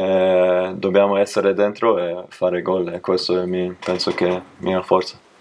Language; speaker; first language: Italian; non-native, learner; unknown